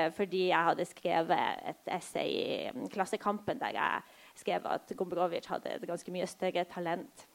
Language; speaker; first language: Norwegian; early bilingual, other home language; Polish